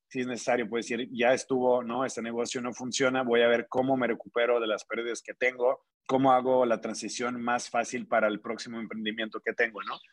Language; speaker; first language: Spanish; non-native, fluent; Russian